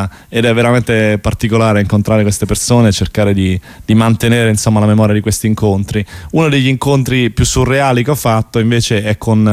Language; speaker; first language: Italian; native; Italian